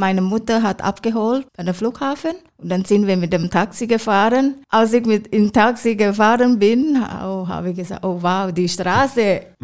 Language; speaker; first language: German; non-native, learner; Thai